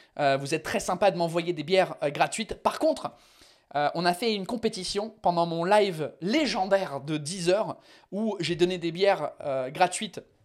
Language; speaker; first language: French; non-native, fluent; English